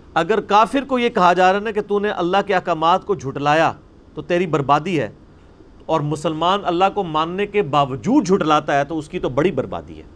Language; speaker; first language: Urdu; non-native, local second language; Punjabi